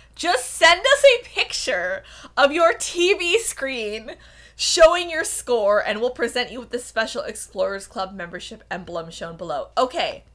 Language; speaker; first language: English; native; English